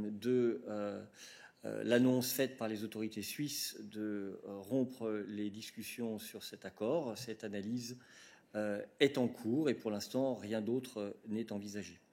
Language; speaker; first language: French; native; French